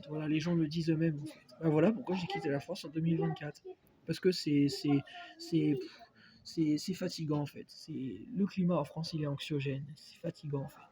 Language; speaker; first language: French; native; French